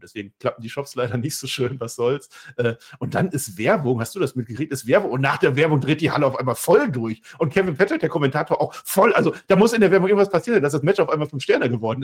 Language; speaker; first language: German; native; German